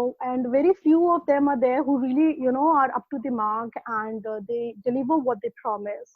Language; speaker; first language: English; non-native, local second language; Hindi